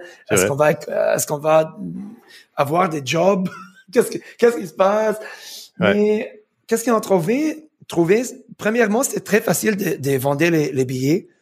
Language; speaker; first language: French; early bilingual, heritage; French